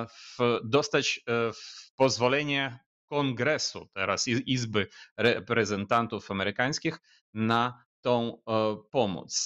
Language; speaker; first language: Polish; non-native, fluent; Ukrainian